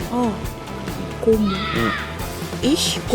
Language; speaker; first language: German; non-native, learner; French